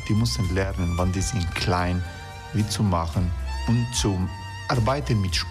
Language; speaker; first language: German; non-native, fluent; Croatian